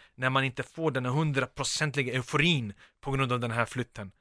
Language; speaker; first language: Swedish; early bilingual, other home language; Bosnian